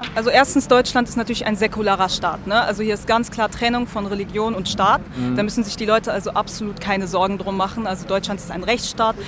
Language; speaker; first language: German; early bilingual, other home language; Arabic